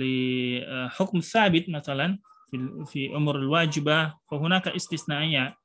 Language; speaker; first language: Arabic; non-native, fluent; Indonesian